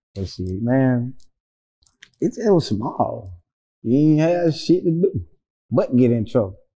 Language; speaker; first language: English; native; English